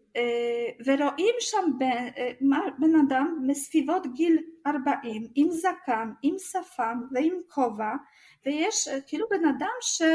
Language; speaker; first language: Hebrew; non-native, fluent; Russian